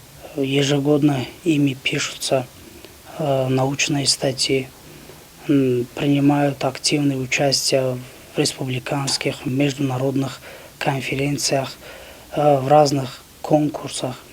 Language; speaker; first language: Russian; non-native, local second language; Tajik